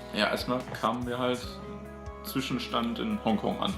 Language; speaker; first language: German; native; German